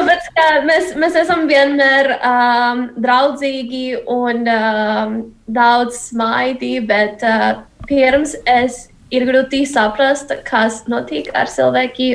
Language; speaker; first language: Latvian; non-native, learner; Spanish